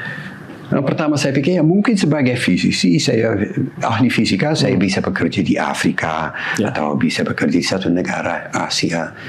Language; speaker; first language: Indonesian; non-native, fluent; Dutch